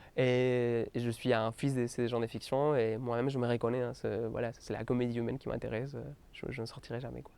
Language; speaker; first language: French; non-native, fluent; Spanish